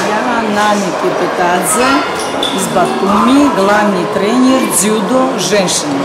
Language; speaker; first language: Russian; non-native, learner; Georgian